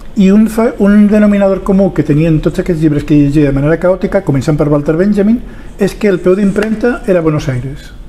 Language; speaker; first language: Catalan; non-native, local second language; Spanish